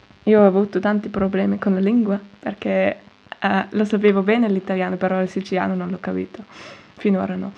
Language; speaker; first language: Italian; non-native, fluent; German